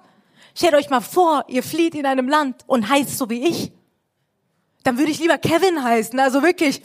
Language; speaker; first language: German; early bilingual, other home language; Persian